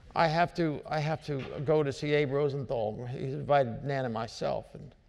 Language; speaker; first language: English; native; English